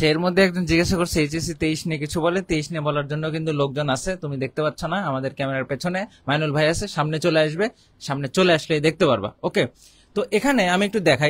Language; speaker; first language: Bangla; native; Bangla